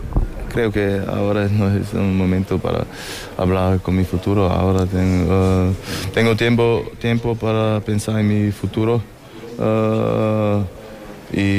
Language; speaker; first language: Spanish; non-native, fluent; German